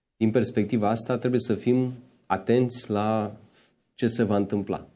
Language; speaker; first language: Romanian; native; Romanian